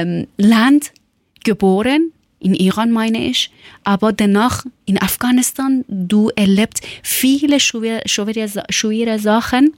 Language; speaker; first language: German; non-native, learner; Persian